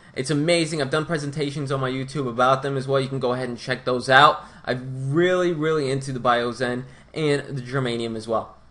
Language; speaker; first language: English; non-native, fluent; Portuguese